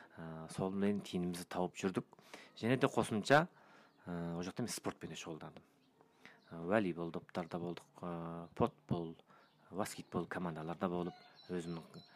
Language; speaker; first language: Kazakh; early bilingual, heritage; Kazakh